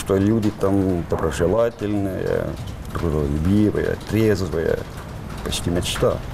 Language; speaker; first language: Russian; non-native, fluent; Estonian